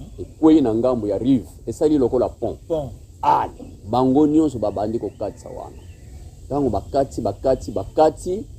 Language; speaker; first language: Lingala; non-native, local second language; Kongo